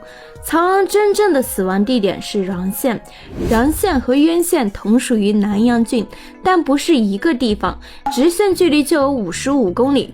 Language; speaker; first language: Chinese; native; Chinese